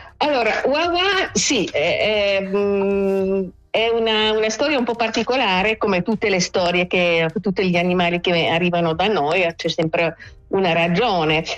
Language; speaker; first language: Italian; non-native, local second language; French